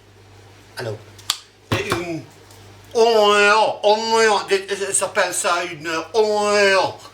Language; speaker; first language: French; non-native, learner; Dutch